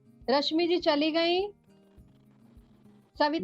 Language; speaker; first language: Hindi; native; Hindi